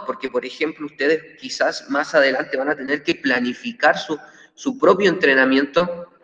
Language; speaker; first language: Spanish; native; Spanish